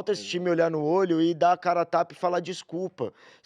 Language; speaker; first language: Portuguese; native; Portuguese